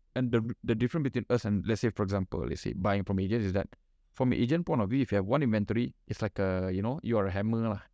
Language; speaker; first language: English; non-native, local second language; Malay